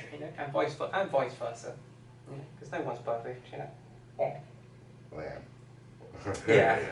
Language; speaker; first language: English; native; English